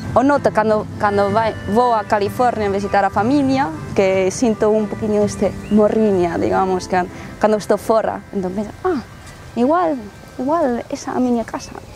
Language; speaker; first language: Galician; non-native, fluent; English